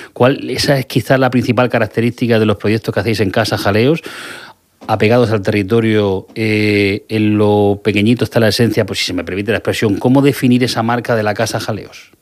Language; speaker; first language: Spanish; native; Spanish